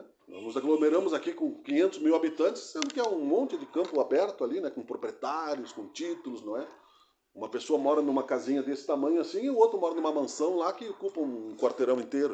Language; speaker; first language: Portuguese; native; Portuguese